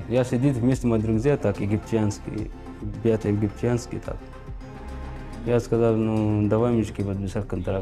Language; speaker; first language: Russian; non-native, learner; Arabic